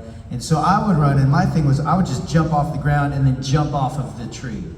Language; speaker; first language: English; native; English